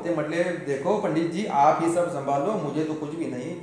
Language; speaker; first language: Hindi; non-native, local second language; Marathi